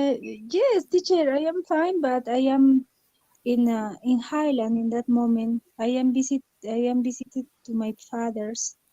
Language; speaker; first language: English; non-native, learner; Spanish